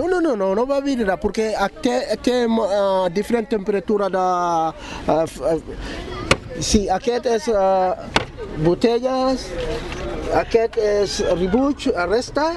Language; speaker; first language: Catalan; non-native, learner; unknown